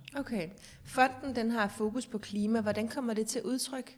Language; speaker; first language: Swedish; non-native, learner; Danish